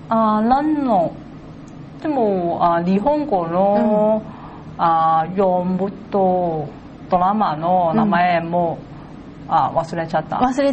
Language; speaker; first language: Japanese; non-native, learner; Cantonese